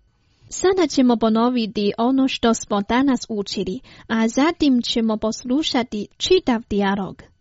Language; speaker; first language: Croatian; non-native, fluent; Chinese